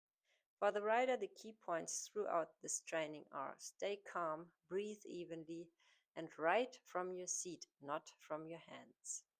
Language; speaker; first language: English; non-native, fluent; German